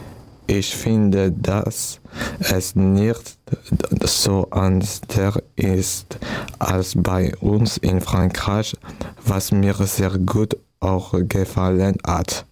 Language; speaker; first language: German; non-native, learner; French